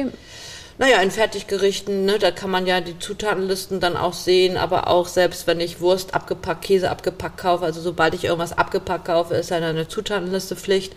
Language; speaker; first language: German; native; German